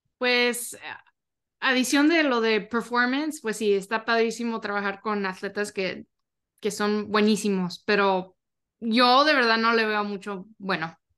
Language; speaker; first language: Spanish; early bilingual, heritage; Spanish